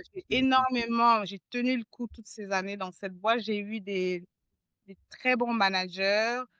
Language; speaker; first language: French; native; French